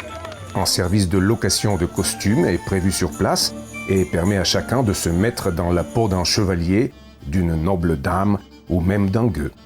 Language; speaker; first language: French; native; French